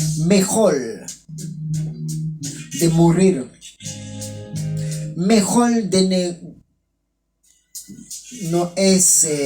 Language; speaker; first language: Spanish; non-native, local second language; Haitian Creole